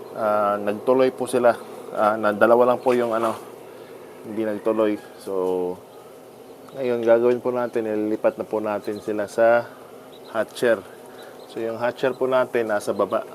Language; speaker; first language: Filipino; non-native, local second language; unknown